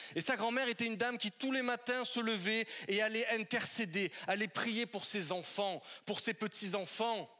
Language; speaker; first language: French; native; French